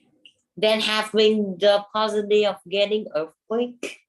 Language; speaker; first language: English; non-native, learner; Vietnamese